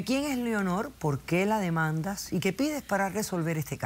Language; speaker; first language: Spanish; native; Spanish